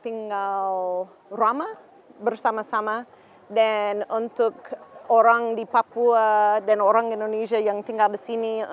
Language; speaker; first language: Indonesian; non-native, learner; English